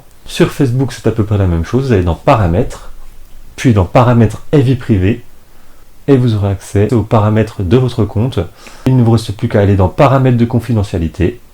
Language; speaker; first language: French; native; French